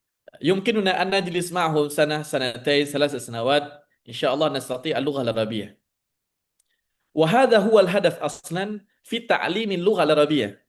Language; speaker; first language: Arabic; non-native, fluent; Indonesian